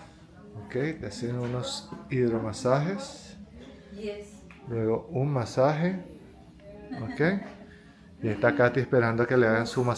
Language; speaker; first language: Spanish; native; Spanish